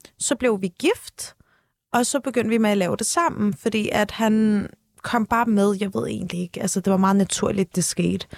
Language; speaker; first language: Danish; early bilingual, other home language; Turkish